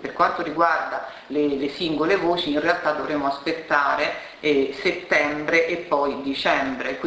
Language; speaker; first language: Italian; native; Italian